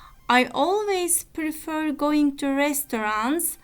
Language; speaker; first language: English; non-native, fluent; Turkish